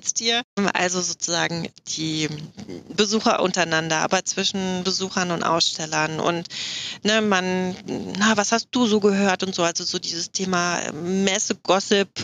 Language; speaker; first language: German; native; German